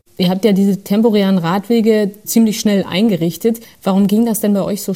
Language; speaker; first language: German; native; German